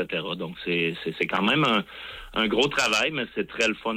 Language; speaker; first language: French; native; French